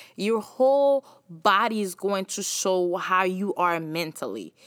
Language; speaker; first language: English; early bilingual, other home language; Haitian Creole